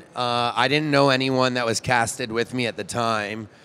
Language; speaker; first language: English; native; English